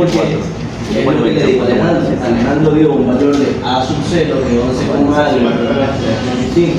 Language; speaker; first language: Spanish; native; Spanish